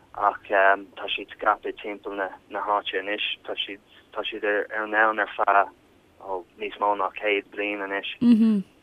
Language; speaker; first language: Irish; non-native, local second language; English